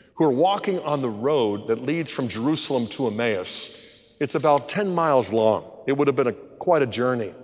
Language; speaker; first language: English; native; English